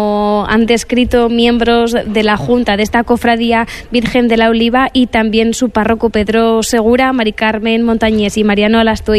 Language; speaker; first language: Spanish; native; Spanish